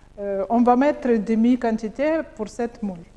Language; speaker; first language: French; non-native, learner; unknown